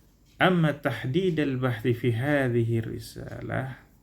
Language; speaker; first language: Arabic; non-native, learner; Indonesian